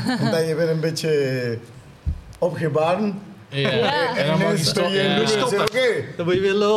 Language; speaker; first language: Dutch; non-native, learner; Spanish